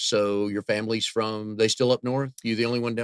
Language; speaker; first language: English; native; English